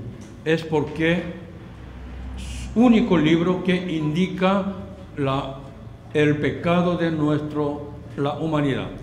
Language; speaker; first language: Spanish; non-native, learner; Korean